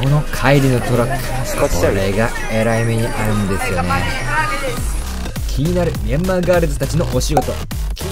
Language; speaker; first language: Japanese; native; Japanese